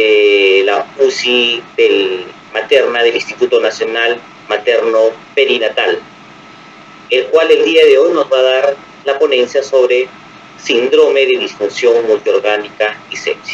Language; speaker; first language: Spanish; native; Spanish